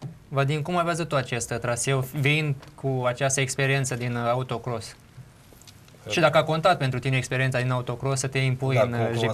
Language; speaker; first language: Romanian; native; Romanian